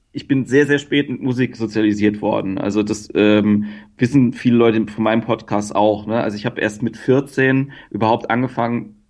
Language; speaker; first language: German; native; German